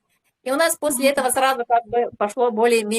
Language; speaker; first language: Russian; native; Russian